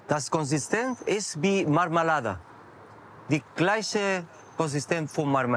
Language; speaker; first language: German; non-native, learner; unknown